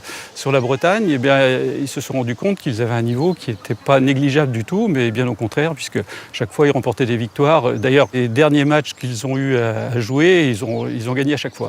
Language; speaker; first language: French; native; French